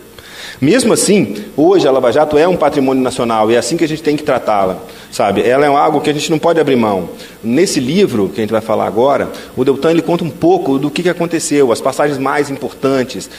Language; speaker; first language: Portuguese; native; Portuguese